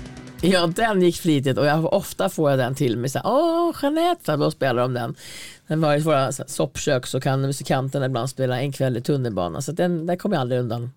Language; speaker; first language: Swedish; native; Swedish